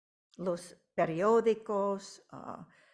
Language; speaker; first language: Spanish; non-native, fluent; English